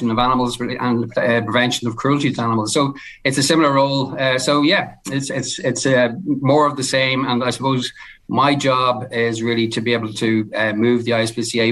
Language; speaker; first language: English; native; English